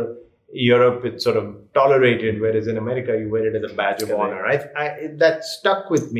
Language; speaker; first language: English; non-native, local second language; Hindi